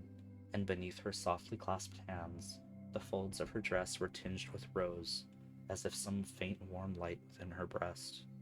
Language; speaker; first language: English; native; English